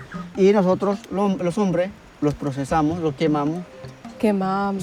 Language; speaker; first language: Spanish; non-native, local second language; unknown